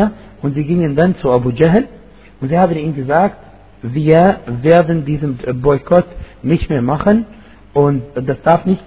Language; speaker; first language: German; non-native, fluent; Arabic